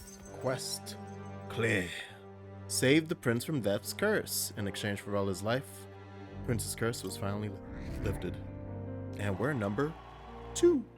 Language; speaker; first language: English; native; English